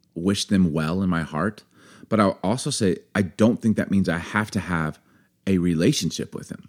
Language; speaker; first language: English; native; English